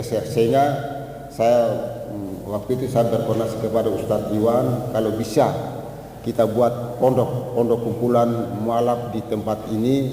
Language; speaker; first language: Indonesian; non-native, local second language; Tetum